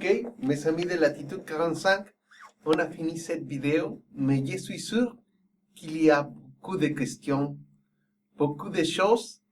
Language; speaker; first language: French; non-native, fluent; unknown